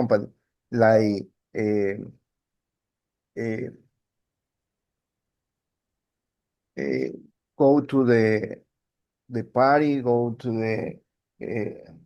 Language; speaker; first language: English; non-native, learner; Spanish